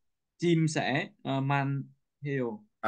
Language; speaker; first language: Korean; non-native, learner; Vietnamese